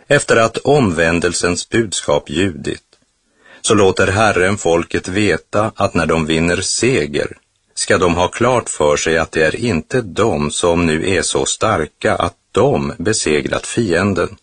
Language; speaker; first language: Swedish; native; Swedish